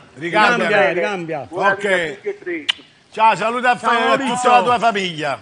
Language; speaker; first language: Italian; native; Italian